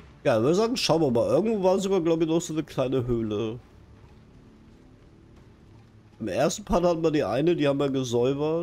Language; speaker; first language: German; native; German